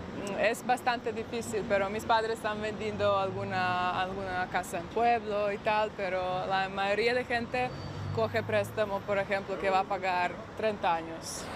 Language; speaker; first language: Spanish; non-native, fluent; Serbian